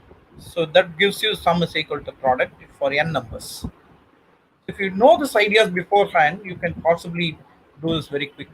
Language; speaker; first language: English; non-native, local second language; Tamil